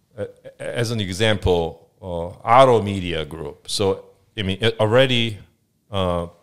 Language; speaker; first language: English; non-native, fluent; Korean